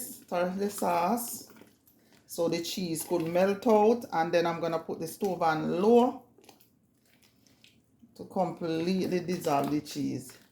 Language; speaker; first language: English; non-native, local second language; Jamaican Creole English